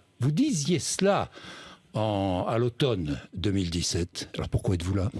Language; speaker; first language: French; native; French